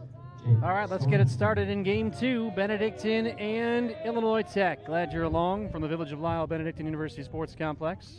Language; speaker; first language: English; native; English